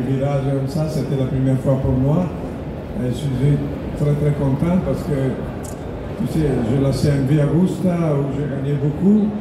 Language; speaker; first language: French; non-native, learner; Italian